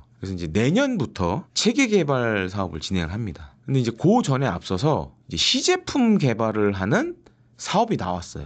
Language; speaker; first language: Korean; native; Korean